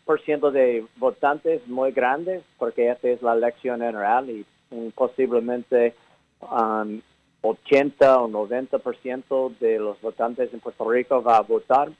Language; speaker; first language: Spanish; early bilingual, heritage; English